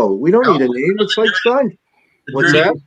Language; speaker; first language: English; native; English